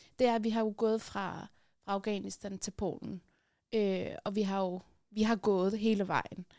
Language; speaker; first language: Danish; early bilingual, other home language; Persian